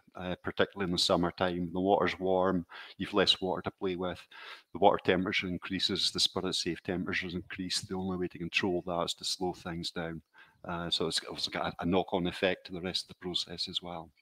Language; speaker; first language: English; native; English